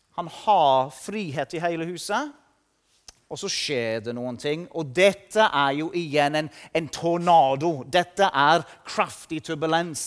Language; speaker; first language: Norwegian; non-native, fluent; English